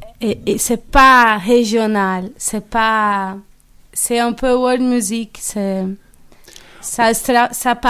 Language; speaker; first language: French; non-native, learner; Portuguese